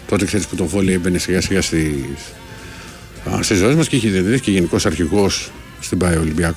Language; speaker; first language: Greek; native; Greek